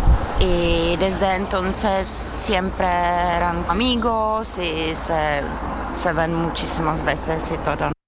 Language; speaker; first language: Spanish; non-native, learner; Czech